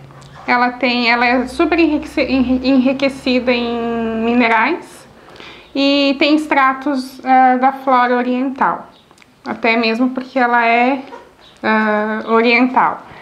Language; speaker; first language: Portuguese; native; Portuguese